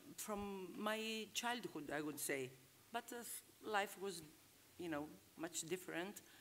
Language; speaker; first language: English; non-native, fluent; Greek